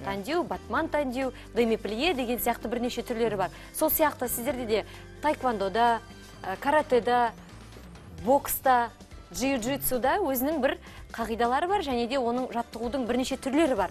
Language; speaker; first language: Kazakh; native; Kazakh